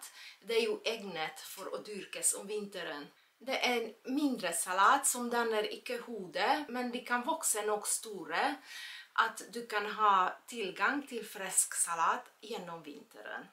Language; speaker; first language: Norwegian; non-native, fluent; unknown